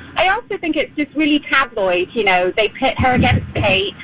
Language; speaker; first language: English; native; English